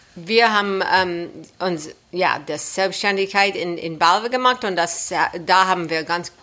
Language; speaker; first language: German; non-native, fluent; English